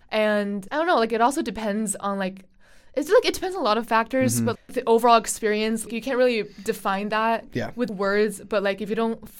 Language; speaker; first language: English; non-native, fluent; Chinese